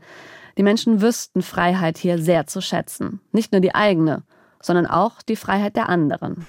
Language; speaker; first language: German; native; German